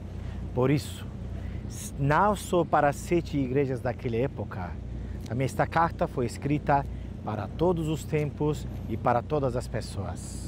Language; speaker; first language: Portuguese; non-native, fluent; Turkish